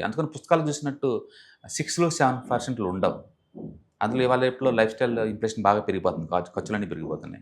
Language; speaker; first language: Telugu; native; Telugu